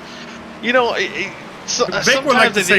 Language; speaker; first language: English; native; English